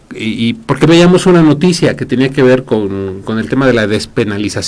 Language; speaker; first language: Spanish; native; Spanish